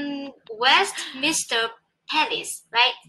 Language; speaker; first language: English; non-native, learner; Vietnamese